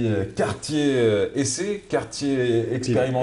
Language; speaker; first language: French; non-native, local second language; Arabic